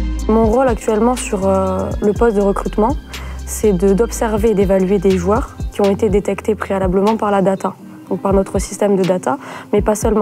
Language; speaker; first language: French; native; French